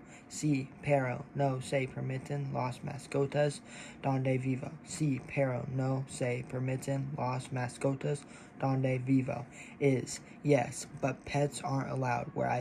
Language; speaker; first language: Spanish; non-native, learner; English